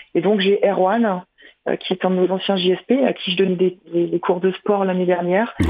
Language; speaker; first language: French; native; French